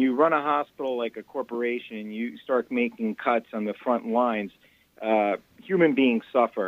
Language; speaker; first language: English; native; English